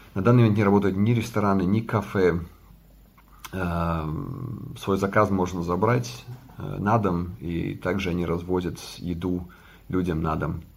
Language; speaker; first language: Russian; non-native, local second language; Latvian